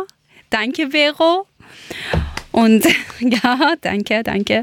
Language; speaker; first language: German; non-native, learner; Persian